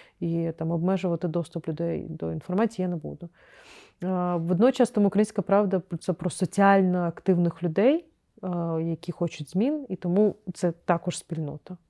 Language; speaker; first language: Ukrainian; non-native, local second language; Crimean Tatar